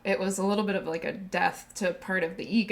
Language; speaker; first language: English; native; English